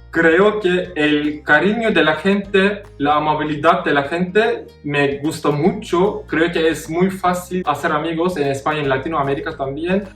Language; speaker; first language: Spanish; non-native, fluent; Turkish